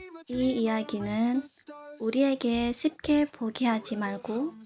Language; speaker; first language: Korean; non-native, learner; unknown